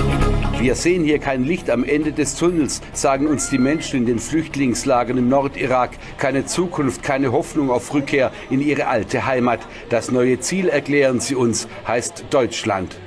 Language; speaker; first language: German; native; German